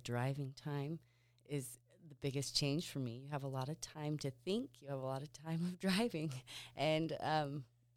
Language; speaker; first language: English; native; English